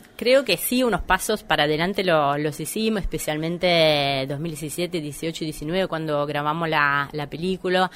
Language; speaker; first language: Spanish; non-native, fluent; Italian